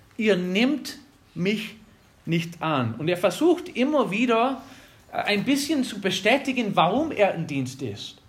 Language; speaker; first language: German; non-native, fluent; English